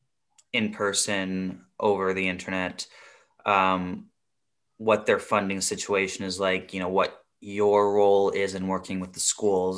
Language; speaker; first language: English; native; English